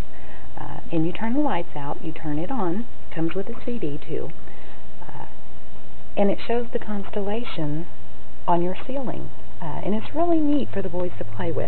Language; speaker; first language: English; native; English